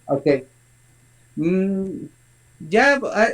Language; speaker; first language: English; non-native, learner; Spanish